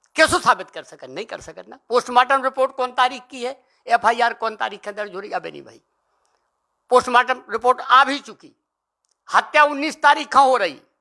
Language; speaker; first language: Hindi; native; Hindi